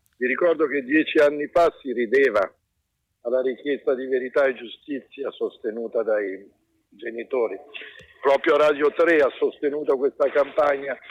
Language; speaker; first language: Italian; native; Italian